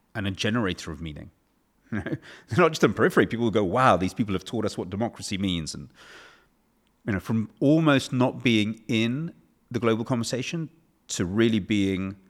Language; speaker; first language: English; native; English